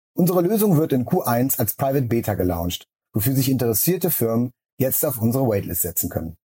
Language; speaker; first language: German; native; German